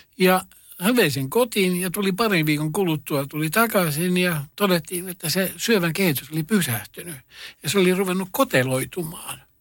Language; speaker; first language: Finnish; non-native, local second language; Swedish